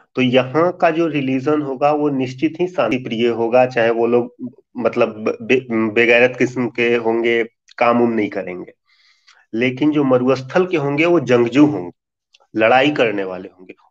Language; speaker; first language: Hindi; native; Hindi